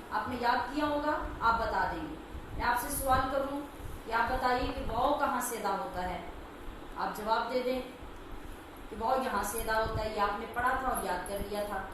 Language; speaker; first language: Urdu; native; Urdu